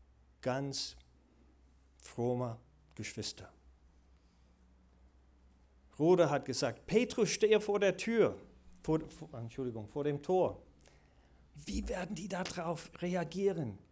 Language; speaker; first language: German; non-native, fluent; English